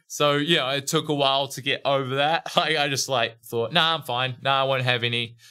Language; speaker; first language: English; native; English